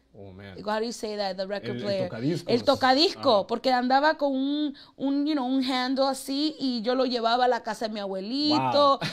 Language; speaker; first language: Spanish; early bilingual, heritage; Spanish